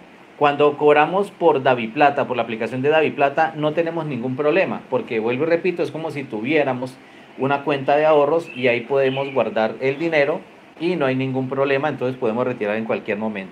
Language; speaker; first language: Spanish; native; Spanish